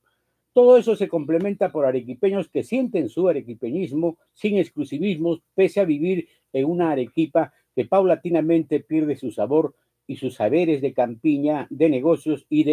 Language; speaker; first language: Spanish; native; Spanish